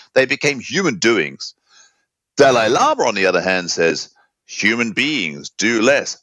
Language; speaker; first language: English; native; English